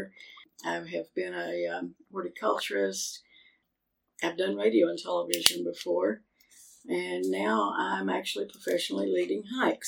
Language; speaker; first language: English; native; English